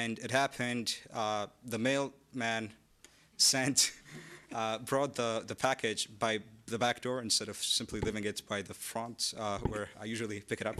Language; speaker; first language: English; non-native, fluent; Amharic